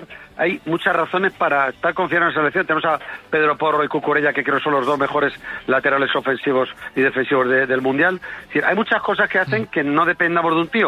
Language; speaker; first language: Spanish; native; Spanish